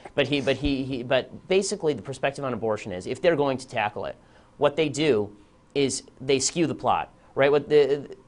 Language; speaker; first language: English; native; English